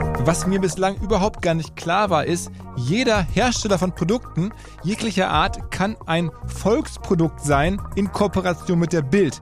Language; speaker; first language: German; native; German